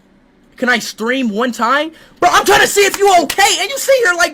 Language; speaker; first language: English; native; English